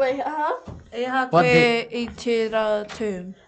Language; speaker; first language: Māori; non-native, local second language; English